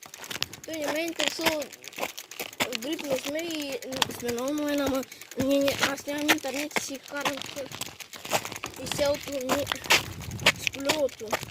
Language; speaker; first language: Bulgarian; native; Bulgarian